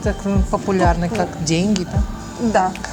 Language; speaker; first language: Russian; non-native, learner; Portuguese